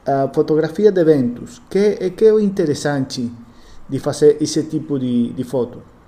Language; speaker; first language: Portuguese; non-native, learner; Spanish